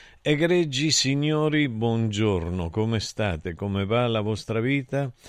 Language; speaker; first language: Italian; native; Italian